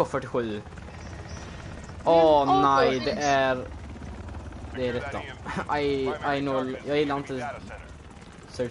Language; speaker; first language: Swedish; native; Swedish